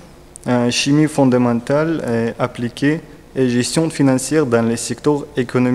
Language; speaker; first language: French; non-native, learner; Russian